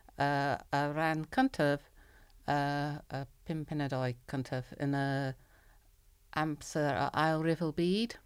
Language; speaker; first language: Welsh; non-native, learner; English